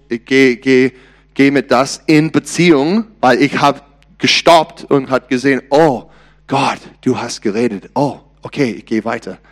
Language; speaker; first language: German; non-native, learner; English